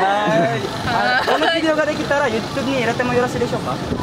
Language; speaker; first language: Japanese; non-native, learner; Indonesian